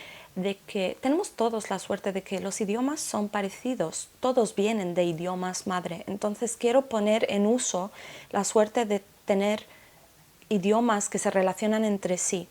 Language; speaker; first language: Spanish; non-native, local second language; Arabic